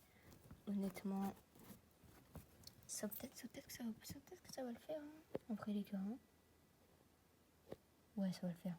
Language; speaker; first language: French; native; French